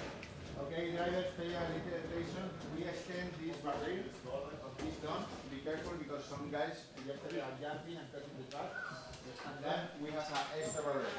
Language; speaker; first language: English; non-native, fluent; Portuguese